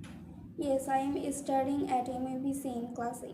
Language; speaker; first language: English; non-native, learner; Bangla